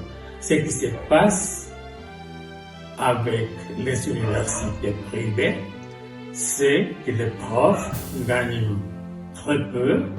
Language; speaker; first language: French; non-native, fluent; Spanish